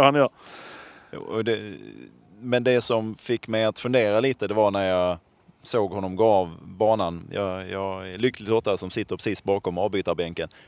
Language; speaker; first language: Swedish; native; Swedish